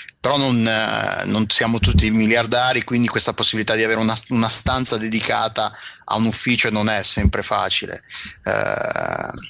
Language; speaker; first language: Italian; native; Italian